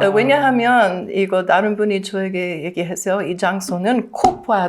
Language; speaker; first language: Korean; non-native, learner; English